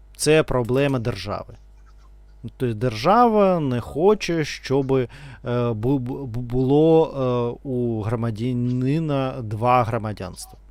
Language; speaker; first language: Ukrainian; non-native, local second language; Russian